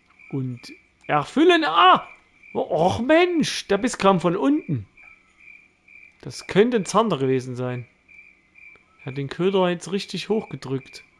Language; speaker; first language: German; native; German